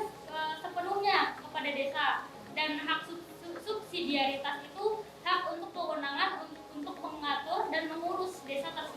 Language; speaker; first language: Indonesian; native; Indonesian